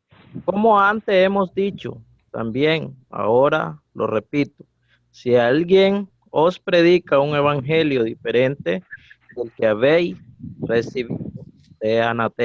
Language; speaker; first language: Spanish; native; Spanish